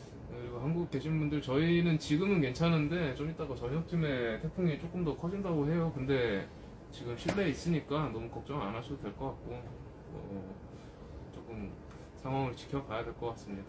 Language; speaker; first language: Korean; native; Korean